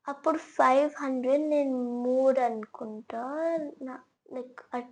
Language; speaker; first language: Telugu; early bilingual, heritage; Telugu